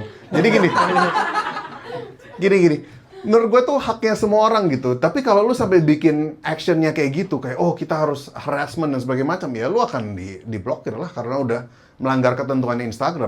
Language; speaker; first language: Indonesian; native; Indonesian